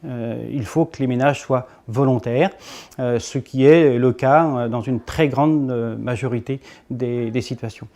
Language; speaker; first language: French; native; French